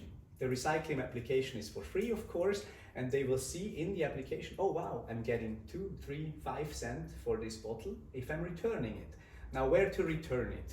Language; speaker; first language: English; non-native, fluent; Swiss German